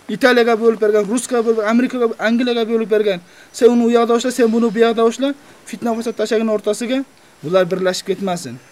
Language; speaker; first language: Uzbek; native; Uzbek